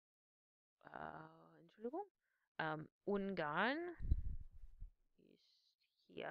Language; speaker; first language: German; non-native, fluent; English